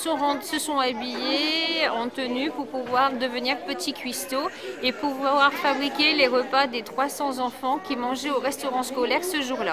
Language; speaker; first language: French; native; French